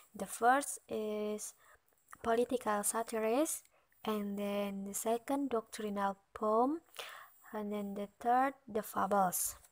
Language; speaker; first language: English; non-native, learner; Indonesian